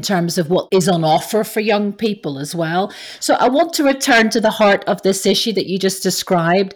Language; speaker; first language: English; native; English